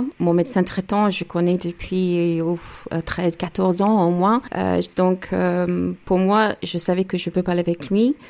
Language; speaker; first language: French; non-native, learner; English